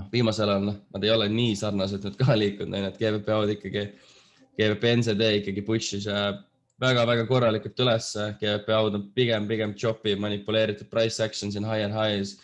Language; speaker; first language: Estonian; native; Estonian